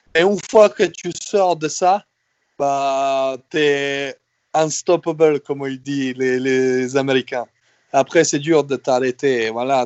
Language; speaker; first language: French; non-native, fluent; Serbian